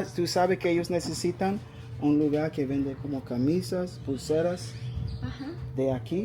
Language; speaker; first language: Spanish; non-native, learner; English